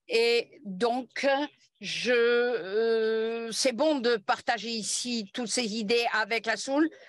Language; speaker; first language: French; non-native, fluent; Catalan